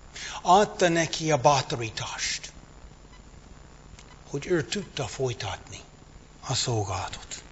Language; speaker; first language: Hungarian; non-native, fluent; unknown